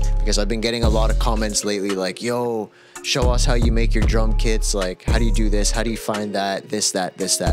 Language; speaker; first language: English; native; English